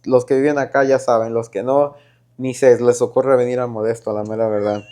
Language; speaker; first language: Spanish; early bilingual, heritage; Spanish